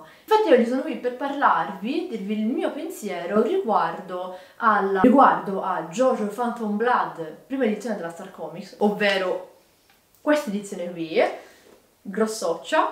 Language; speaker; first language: Italian; native; Italian